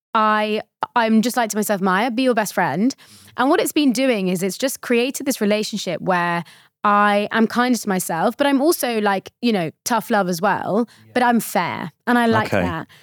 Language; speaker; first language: English; early bilingual, other home language; Swahili